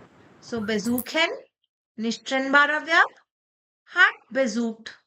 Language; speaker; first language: German; non-native, fluent; Kannada